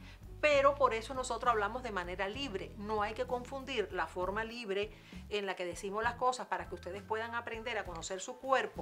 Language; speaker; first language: Spanish; native; Spanish